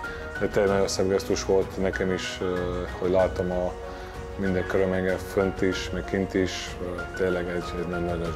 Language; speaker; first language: Hungarian; non-native, learner; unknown